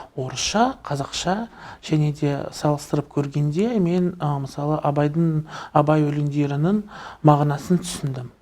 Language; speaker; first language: Kazakh; non-native, local second language; Russian